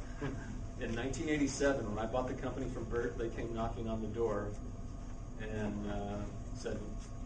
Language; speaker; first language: English; native; English